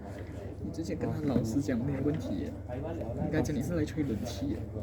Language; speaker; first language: Chinese; native; Chinese